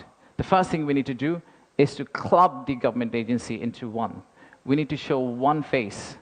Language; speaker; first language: English; non-native, local second language; Bangla